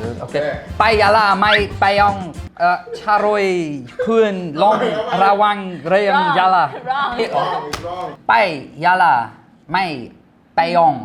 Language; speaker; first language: Thai; non-native, learner; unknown